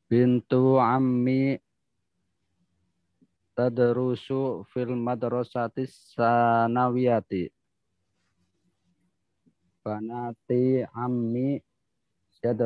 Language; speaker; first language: Arabic; non-native, learner; Indonesian